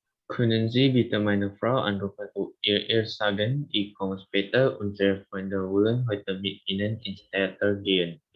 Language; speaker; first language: German; non-native, learner; Indonesian